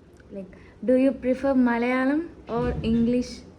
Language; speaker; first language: English; non-native, local second language; Malayalam